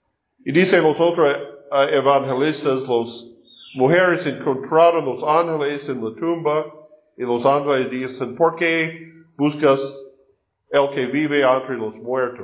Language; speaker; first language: Spanish; non-native, learner; English